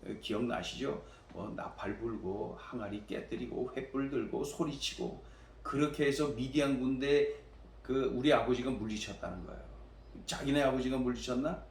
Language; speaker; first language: Korean; native; Korean